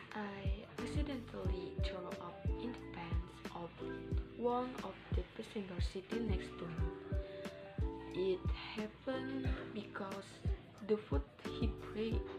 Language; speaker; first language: English; non-native, learner; Indonesian